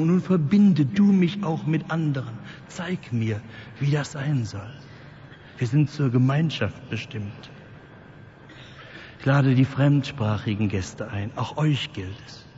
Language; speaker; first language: German; native; German